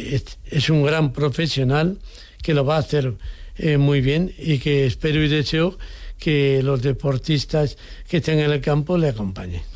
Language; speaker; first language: Spanish; native; Spanish